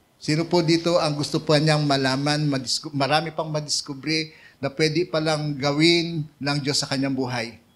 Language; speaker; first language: Filipino; non-native, local second language; Iloko